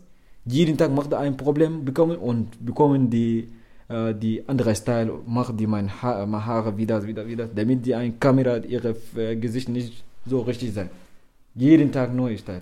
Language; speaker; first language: German; non-native, learner; Arabic